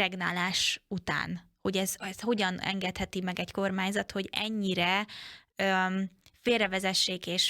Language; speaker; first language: Hungarian; native; Hungarian